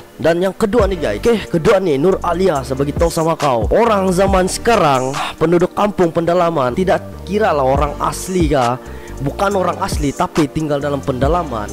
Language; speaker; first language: Malay; native; Malay